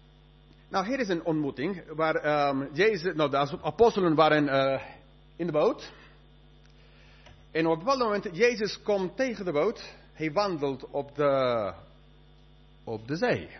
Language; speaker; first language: Dutch; non-native, fluent; English